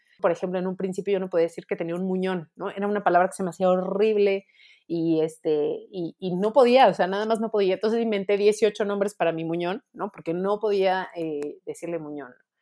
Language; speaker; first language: Spanish; native; Spanish